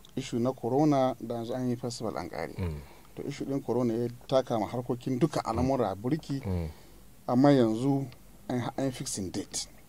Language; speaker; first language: Hausa; native; Hausa